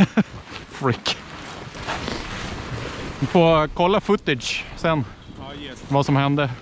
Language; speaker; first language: Swedish; native; Swedish